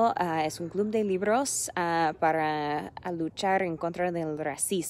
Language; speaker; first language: Spanish; non-native, fluent; English